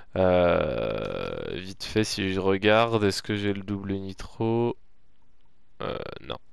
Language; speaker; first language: French; native; French